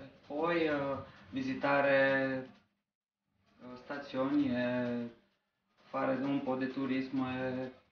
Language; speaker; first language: Italian; non-native, learner; Romanian